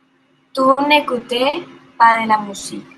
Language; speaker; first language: French; non-native, learner; Spanish